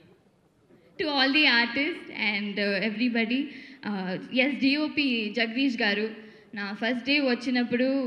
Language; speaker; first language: Telugu; non-native, learner; Tamil